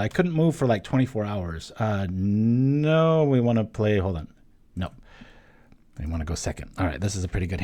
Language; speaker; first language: English; native; English